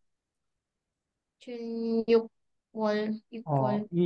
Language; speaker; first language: Korean; non-native, learner; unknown